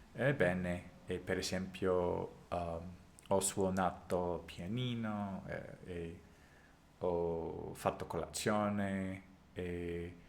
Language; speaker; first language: Italian; non-native, learner; English